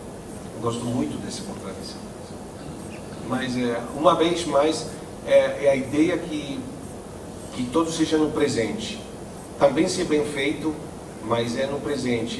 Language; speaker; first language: Portuguese; non-native, fluent; Italian